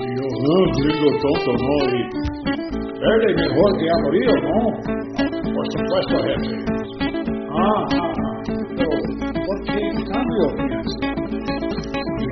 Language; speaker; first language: Spanish; non-native, learner; English